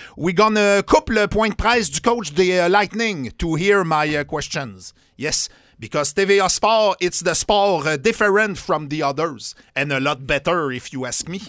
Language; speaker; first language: English; non-native, learner; French